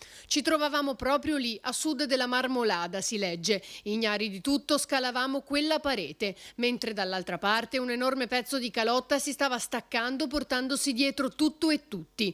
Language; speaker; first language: Italian; native; Italian